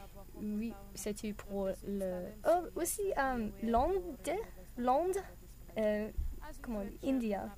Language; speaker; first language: French; non-native, learner; English